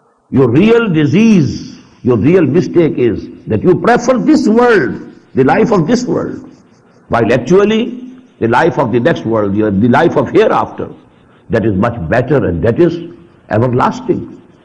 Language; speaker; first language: English; non-native, local second language; Urdu